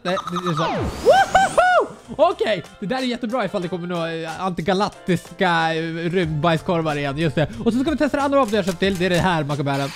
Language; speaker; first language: Swedish; native; Swedish